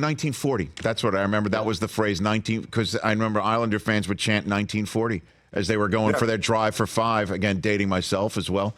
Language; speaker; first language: English; native; English